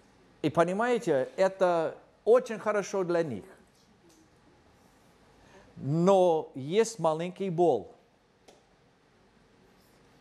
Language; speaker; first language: Russian; non-native, fluent; English